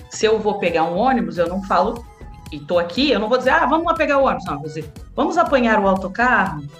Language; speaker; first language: Portuguese; native; Portuguese